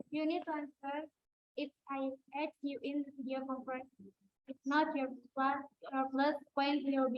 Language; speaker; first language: English; non-native, learner; Indonesian